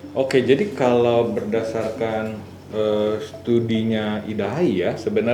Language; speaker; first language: Indonesian; native; Indonesian